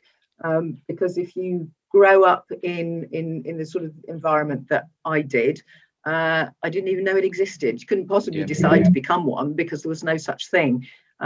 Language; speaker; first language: English; native; English